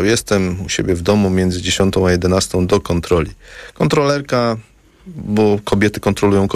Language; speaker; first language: Polish; native; Polish